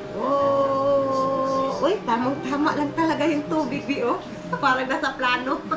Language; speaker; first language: Filipino; non-native, local second language; Cebuano